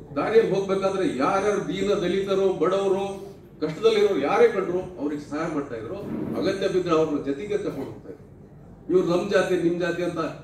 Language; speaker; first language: Kannada; non-native, local second language; Lambadi